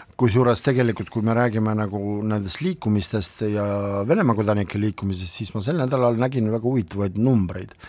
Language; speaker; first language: Estonian; non-native, local second language; Russian